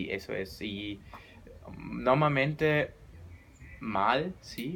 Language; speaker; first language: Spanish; non-native, learner; German